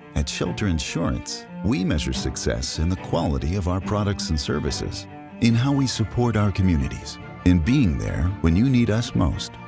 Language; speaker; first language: English; native; English